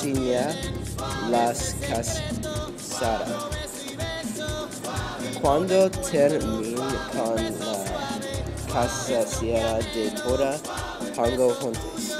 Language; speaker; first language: Spanish; non-native, learner; English